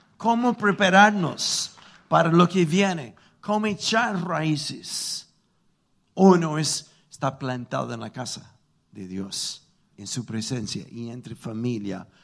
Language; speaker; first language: Spanish; non-native, fluent; English